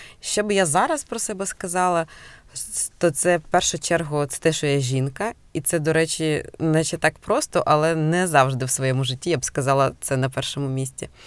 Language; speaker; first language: Ukrainian; native; Ukrainian